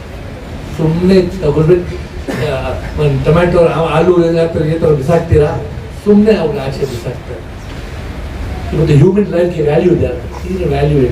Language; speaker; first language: Kannada; non-native, local second language; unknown